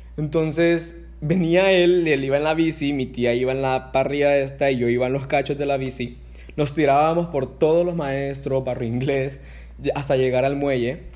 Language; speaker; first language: Spanish; non-native, local second language; English